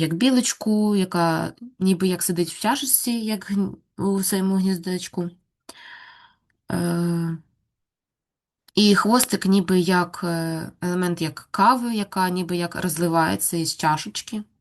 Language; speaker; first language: Ukrainian; native; Ukrainian